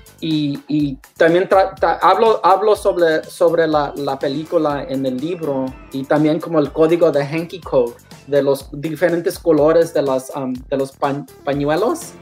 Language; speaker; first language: Spanish; non-native, learner; English